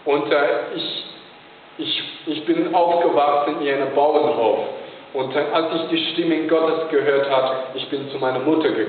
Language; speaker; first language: German; non-native, fluent; Chinese